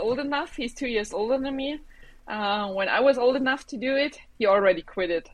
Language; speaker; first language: English; non-native, fluent; German